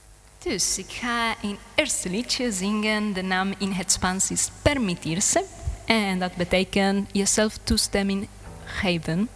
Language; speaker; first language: Dutch; non-native, learner; Spanish